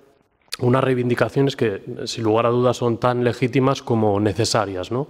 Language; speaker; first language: Spanish; native; Spanish